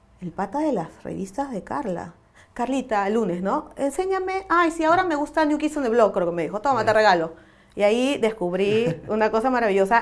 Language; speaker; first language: Spanish; native; Spanish